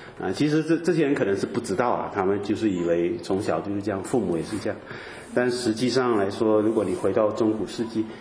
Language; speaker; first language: Chinese; native; Chinese